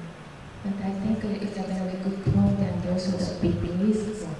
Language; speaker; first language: English; non-native, learner; Japanese